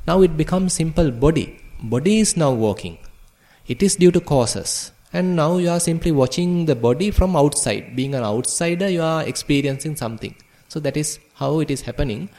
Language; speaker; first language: English; non-native, local second language; Sinhala